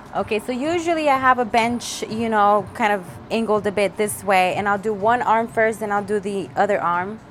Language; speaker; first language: English; early bilingual, other home language; Spanish